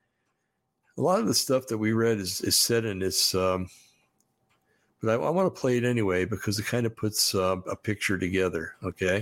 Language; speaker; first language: English; native; English